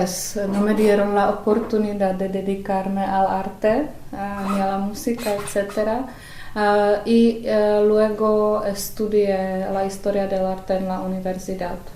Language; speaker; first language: Spanish; non-native, fluent; Czech